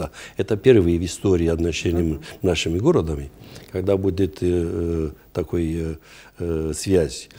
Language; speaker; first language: Russian; non-native, fluent; Romanian